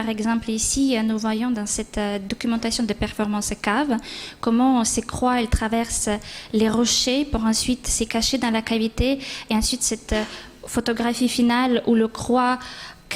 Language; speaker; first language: French; non-native, fluent; Ukrainian